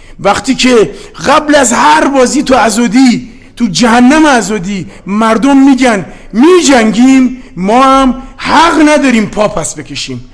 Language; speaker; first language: Persian; native; Persian